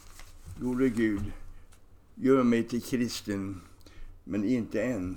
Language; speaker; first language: Swedish; non-native, fluent; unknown